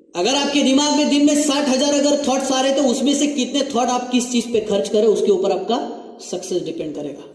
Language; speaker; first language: Hindi; non-native, local second language; Marathi